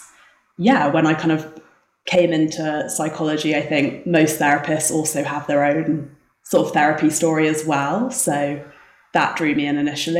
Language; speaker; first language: English; native; English